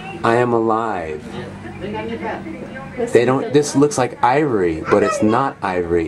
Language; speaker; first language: English; native; English